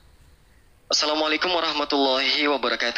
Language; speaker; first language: Indonesian; native; Indonesian